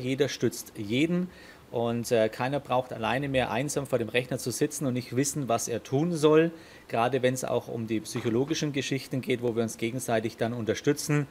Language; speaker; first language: German; native; German